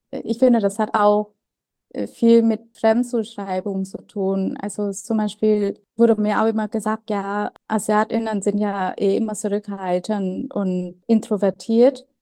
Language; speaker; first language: German; non-native, fluent; Vietnamese